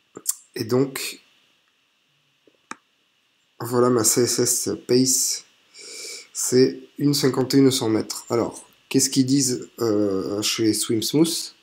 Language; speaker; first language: French; native; French